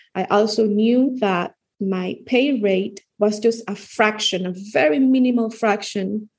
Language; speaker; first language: English; non-native, fluent; Spanish